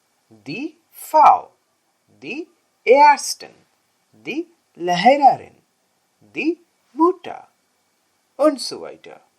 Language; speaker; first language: German; non-native, learner; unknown